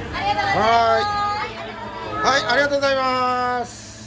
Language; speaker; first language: Japanese; native; Japanese